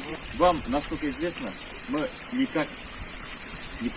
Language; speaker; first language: Russian; non-native, learner; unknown